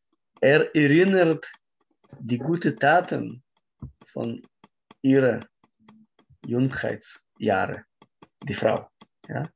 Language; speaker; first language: German; non-native, fluent; Russian